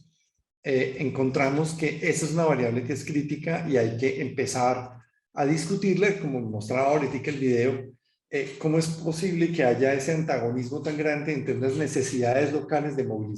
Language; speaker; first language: Spanish; native; Spanish